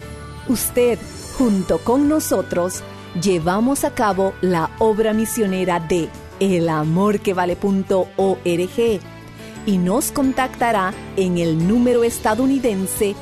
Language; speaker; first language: Spanish; native; Spanish